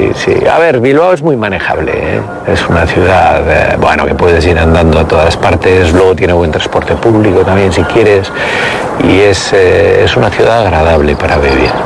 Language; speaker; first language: Spanish; native; Spanish